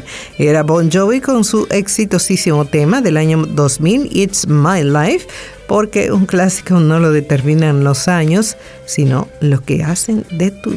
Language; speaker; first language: Spanish; native; Spanish